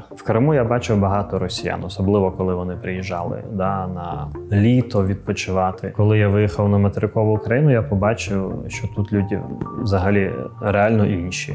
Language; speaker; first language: Ukrainian; non-native, local second language; Crimean Tatar